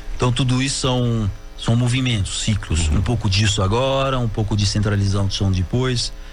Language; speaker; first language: Portuguese; non-native, fluent; French